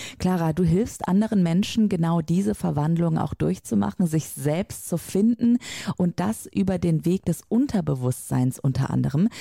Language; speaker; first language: German; native; German